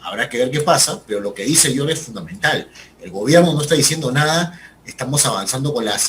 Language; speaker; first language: Spanish; native; Spanish